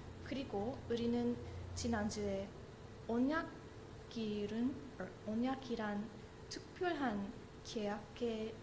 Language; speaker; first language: Korean; non-native, learner; English